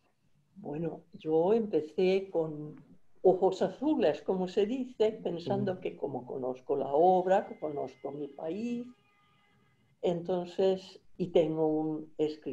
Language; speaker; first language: Spanish; non-native, fluent; Finnish